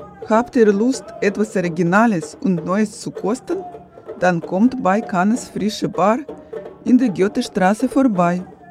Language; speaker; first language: German; non-native, fluent; Russian